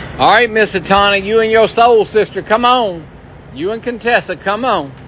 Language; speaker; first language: English; native; English